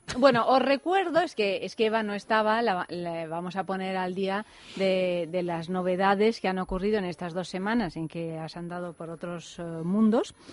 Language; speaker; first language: Spanish; early bilingual, heritage; Spanish